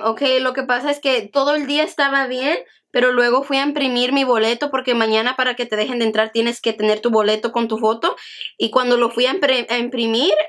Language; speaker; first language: Spanish; early bilingual, heritage; Spanish